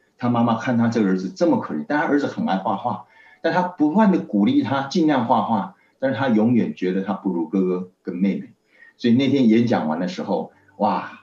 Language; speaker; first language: Chinese; native; Chinese